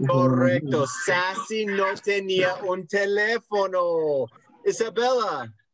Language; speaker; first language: Spanish; non-native, fluent; English